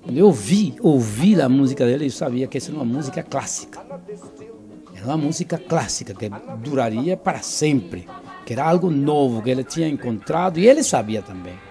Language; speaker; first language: Portuguese; non-native, fluent; Spanish